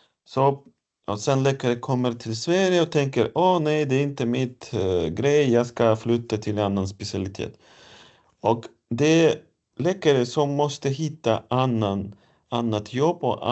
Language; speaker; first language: Swedish; non-native, fluent; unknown